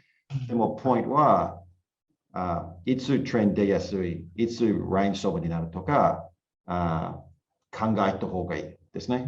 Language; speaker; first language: Japanese; non-native, learner; English